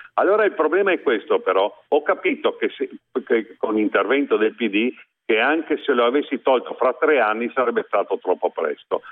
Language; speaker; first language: Italian; native; Italian